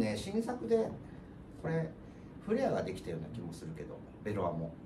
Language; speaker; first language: Japanese; native; Japanese